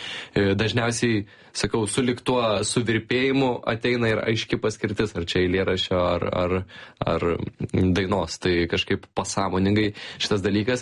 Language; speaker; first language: Lithuanian; native; Lithuanian